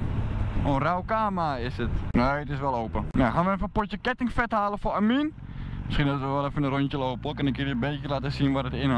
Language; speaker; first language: Dutch; native; Dutch